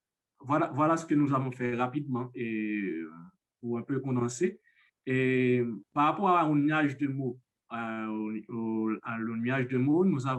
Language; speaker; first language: French; non-native, local second language; Haitian Creole